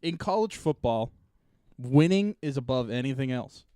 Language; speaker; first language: English; native; English